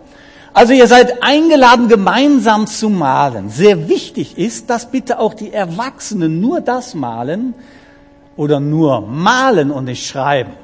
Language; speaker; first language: German; native; German